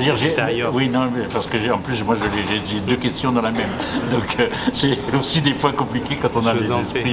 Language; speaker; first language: French; native; French